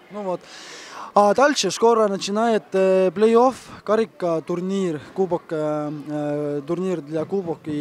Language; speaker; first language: Russian; non-native, learner; Estonian